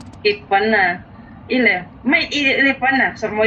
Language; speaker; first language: Cantonese; non-native, learner; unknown